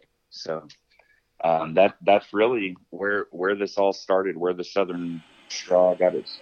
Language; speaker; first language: English; native; English